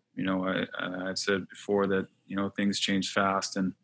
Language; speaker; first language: English; native; English